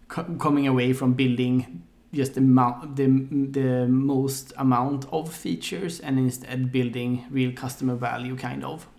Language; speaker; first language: English; non-native, fluent; Swedish